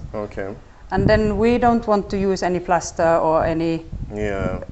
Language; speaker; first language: English; non-native, fluent; Finnish